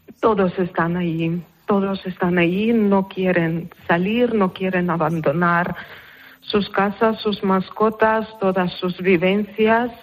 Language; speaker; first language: Spanish; non-native, fluent; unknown